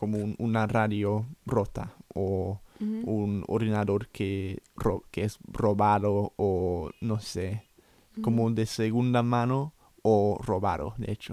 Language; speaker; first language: Spanish; non-native, fluent; English